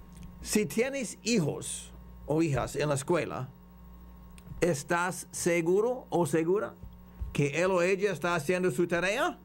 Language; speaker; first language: Spanish; non-native, fluent; English